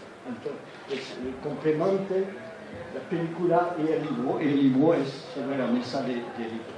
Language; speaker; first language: Spanish; non-native, learner; French